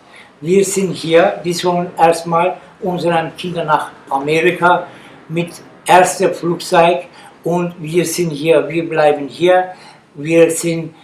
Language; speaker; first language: German; non-native, learner; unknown